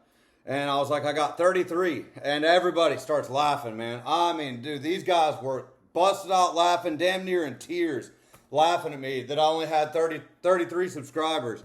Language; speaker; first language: English; native; English